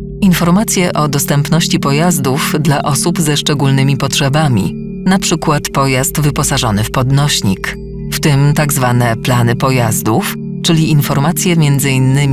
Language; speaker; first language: Polish; native; Polish